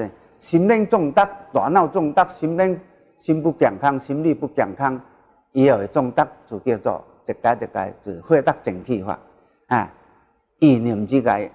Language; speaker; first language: Chinese; non-native, local second language; Min Nan Chinese